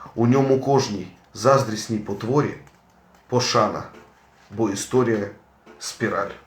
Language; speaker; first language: Ukrainian; native; Ukrainian